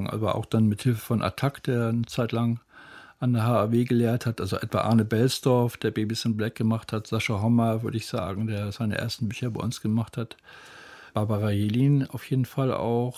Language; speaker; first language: German; native; German